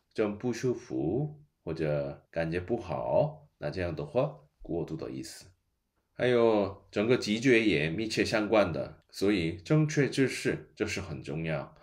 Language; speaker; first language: Chinese; non-native, fluent; Korean